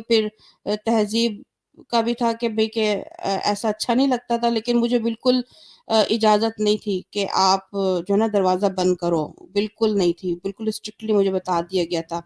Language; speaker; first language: Urdu; native; Urdu